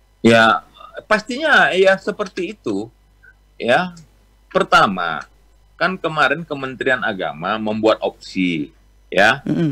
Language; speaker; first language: Indonesian; non-native, local second language; Achinese